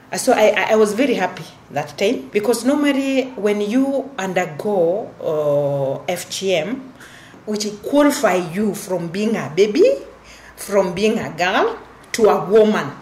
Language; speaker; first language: English; non-native, local second language; Gusii